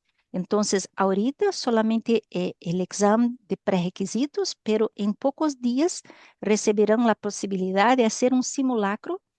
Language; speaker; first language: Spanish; non-native, learner; Portuguese